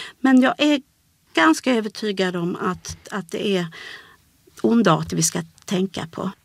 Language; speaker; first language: Swedish; native; Swedish